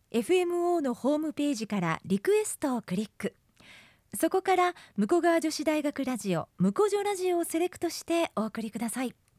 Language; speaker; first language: Japanese; native; Japanese